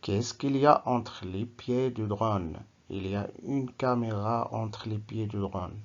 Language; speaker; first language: French; non-native, local second language; Arabic